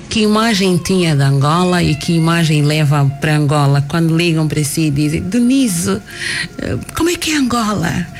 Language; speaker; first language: Portuguese; native; Portuguese